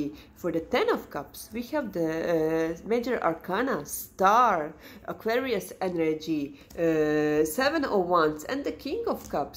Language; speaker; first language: English; non-native, fluent; Serbian